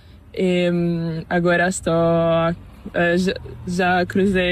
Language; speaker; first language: Spanish; non-native, learner; Italian